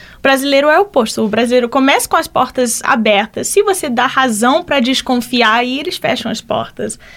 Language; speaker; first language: Portuguese; early bilingual, heritage; Portuguese